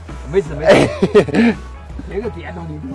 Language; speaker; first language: Chinese; native; Chinese